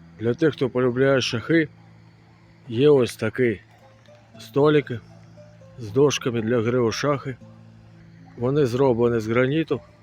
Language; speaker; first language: Ukrainian; native; Ukrainian